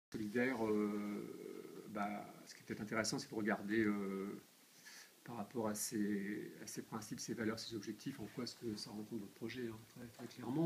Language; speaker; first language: French; native; French